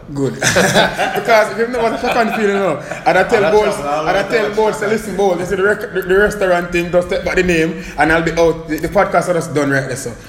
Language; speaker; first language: English; non-native, local second language; Jamaican Creole English